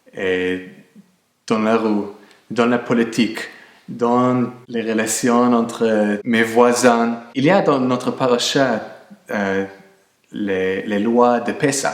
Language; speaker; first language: French; non-native, fluent; English